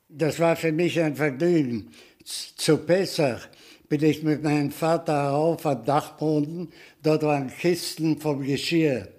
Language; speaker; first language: German; native; German